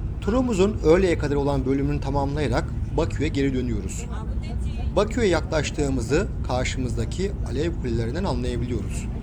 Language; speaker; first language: Turkish; native; Turkish